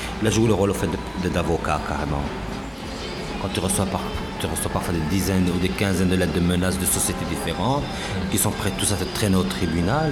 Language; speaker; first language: French; native; French